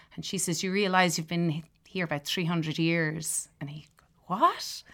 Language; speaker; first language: English; native; English